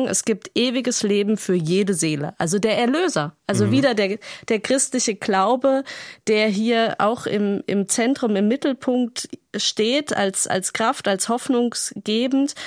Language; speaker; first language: German; native; German